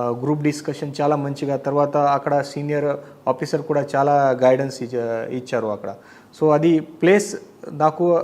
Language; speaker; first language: Telugu; non-native, learner; Marathi